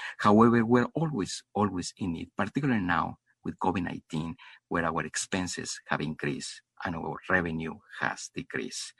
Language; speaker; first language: English; non-native, fluent; Spanish